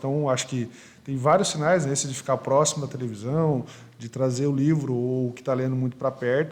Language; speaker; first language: Portuguese; native; Portuguese